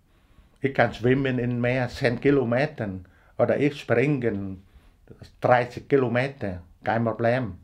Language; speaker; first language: German; non-native, learner; Vietnamese